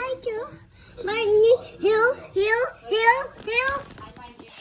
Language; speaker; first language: Dutch; early bilingual, other home language; Filipino